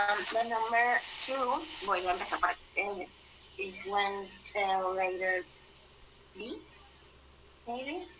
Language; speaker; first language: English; non-native, learner; Spanish